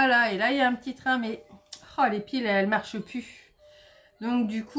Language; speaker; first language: French; native; French